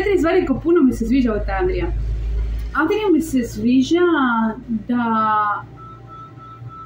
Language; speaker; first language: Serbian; non-native, learner; Spanish